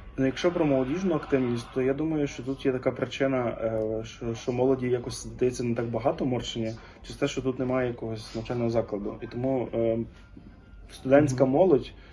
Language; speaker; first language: Ukrainian; native; Ukrainian